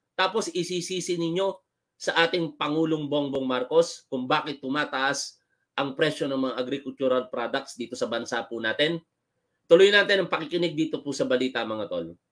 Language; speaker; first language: Filipino; native; Filipino